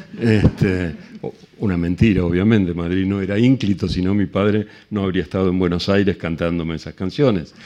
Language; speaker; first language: Spanish; native; Spanish